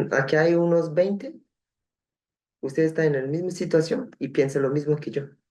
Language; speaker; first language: Spanish; non-native, local second language; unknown